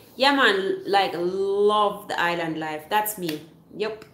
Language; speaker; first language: English; non-native, fluent; Swiss German